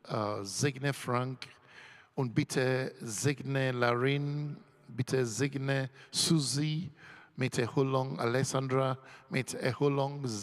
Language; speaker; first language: German; non-native, learner; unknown